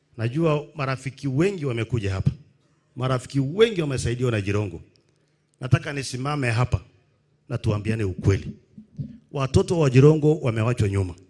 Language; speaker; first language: Swahili; non-native, local second language; Kalenjin